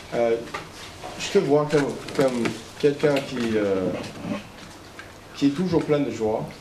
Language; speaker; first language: French; non-native, fluent; English